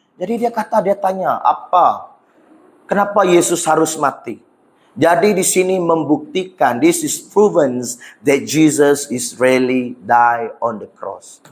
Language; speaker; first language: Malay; non-native, local second language; Iban